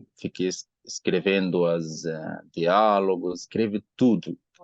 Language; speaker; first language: Portuguese; non-native, learner; Arabic